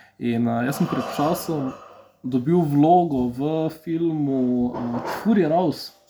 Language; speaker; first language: Slovenian; early bilingual, other home language; Serbian